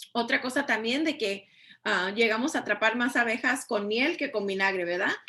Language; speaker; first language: Spanish; early bilingual, heritage; Spanish